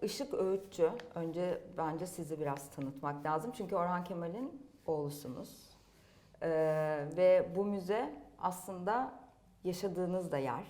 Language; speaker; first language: Turkish; native; Turkish